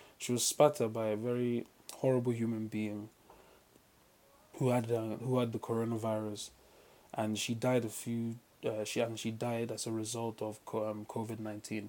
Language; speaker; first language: English; non-native, local second language; Yoruba